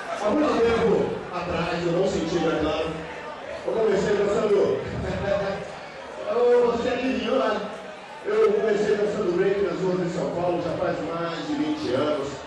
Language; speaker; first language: Portuguese; native; Portuguese